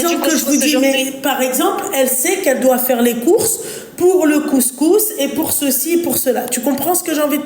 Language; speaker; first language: French; native; French